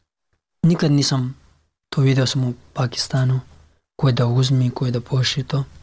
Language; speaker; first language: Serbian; non-native, learner; Pashto